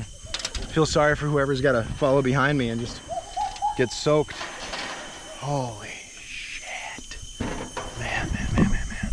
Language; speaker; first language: English; native; English